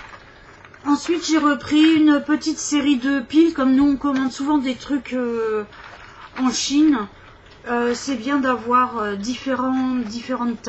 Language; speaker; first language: French; native; French